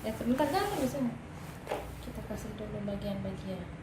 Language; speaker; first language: Malay; native; Malay